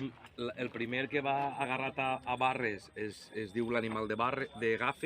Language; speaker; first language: Catalan; native; Catalan